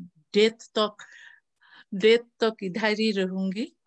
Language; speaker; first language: Hindi; non-native, learner; Bangla